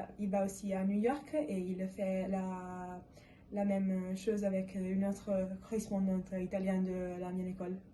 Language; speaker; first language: French; non-native, learner; Italian